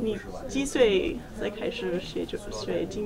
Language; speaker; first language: Chinese; non-native, learner; English